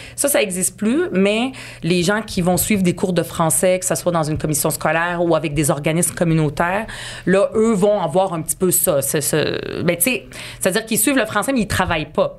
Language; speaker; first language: French; early bilingual, other home language; Arabic